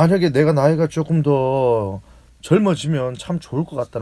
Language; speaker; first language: Korean; native; Korean